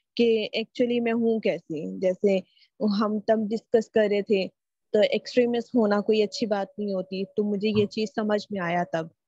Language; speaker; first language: Urdu; native; Urdu